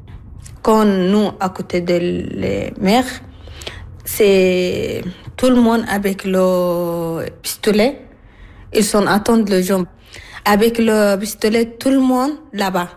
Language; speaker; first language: French; non-native, learner; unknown